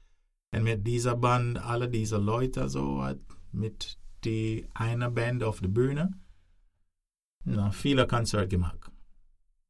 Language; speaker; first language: German; non-native, fluent; English